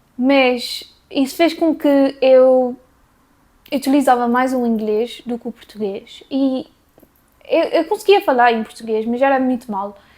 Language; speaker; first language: Portuguese; early bilingual, heritage; Portuguese